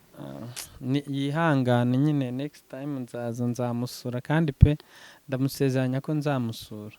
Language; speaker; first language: Kinyarwanda; early bilingual, heritage; Kinyarwanda